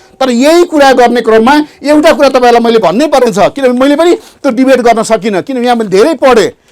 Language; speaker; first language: Nepali; native; Nepali